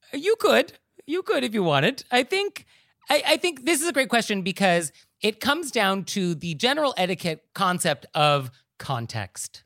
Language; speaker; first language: English; native; English